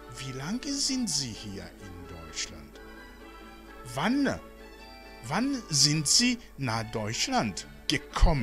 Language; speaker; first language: German; non-native, fluent; Rundi